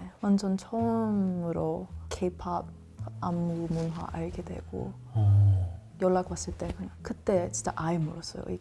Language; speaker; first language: Korean; non-native, learner; English